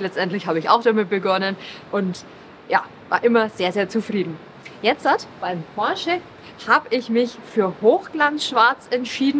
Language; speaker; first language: German; native; German